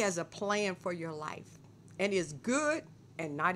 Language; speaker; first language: English; native; English